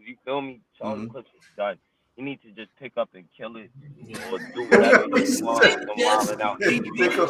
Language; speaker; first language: English; native; English